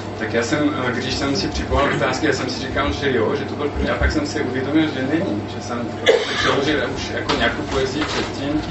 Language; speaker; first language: Czech; non-native, fluent; French